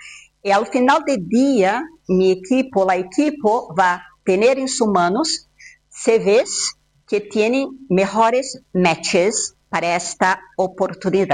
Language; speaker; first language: Spanish; non-native, fluent; Portuguese